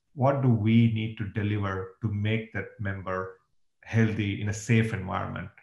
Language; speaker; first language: English; non-native, local second language; Tamil